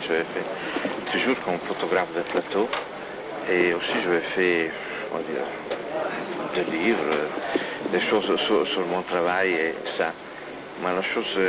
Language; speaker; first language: French; non-native, fluent; Italian